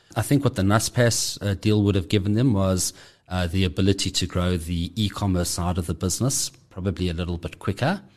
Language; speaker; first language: English; native; English